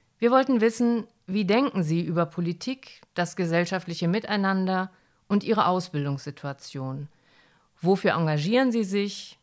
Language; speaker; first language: German; native; German